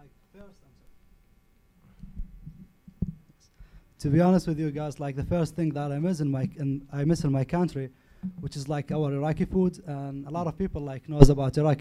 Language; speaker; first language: English; non-native, learner; Arabic